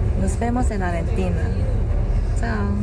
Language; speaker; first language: Spanish; non-native, learner; Korean